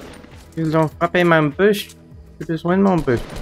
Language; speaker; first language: French; non-native, local second language; English